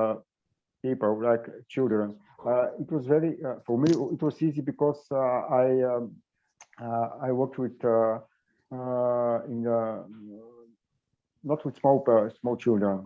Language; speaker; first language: English; non-native, learner; Bulgarian